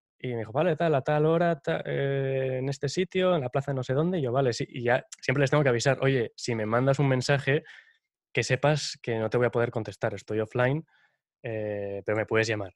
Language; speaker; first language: Spanish; native; Spanish